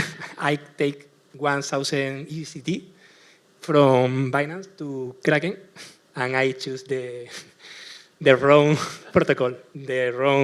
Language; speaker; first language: English; non-native, learner; Spanish